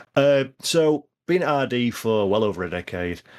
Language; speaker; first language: English; native; English